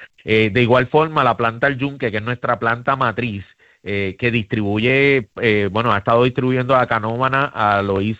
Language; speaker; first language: Spanish; native; Spanish